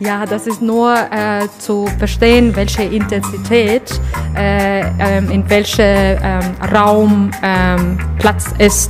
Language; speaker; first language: German; non-native, learner; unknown